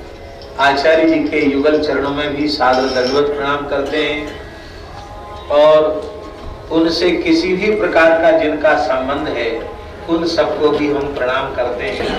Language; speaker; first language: Hindi; native; Hindi